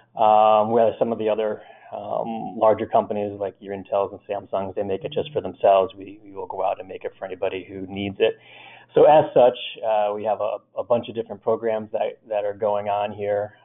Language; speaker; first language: English; native; English